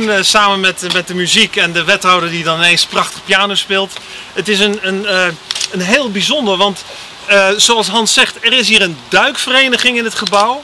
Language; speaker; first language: Dutch; native; Dutch